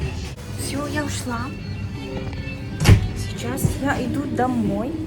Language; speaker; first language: Russian; non-native, learner; Mongolian